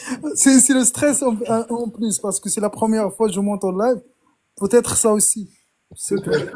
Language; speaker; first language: French; non-native, fluent; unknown